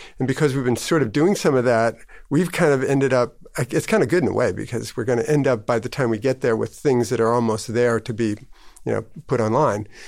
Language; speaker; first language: English; native; English